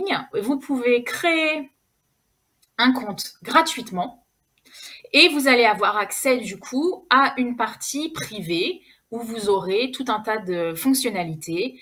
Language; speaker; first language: French; native; French